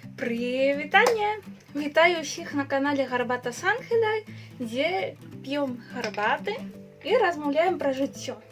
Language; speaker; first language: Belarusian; non-native, fluent; Spanish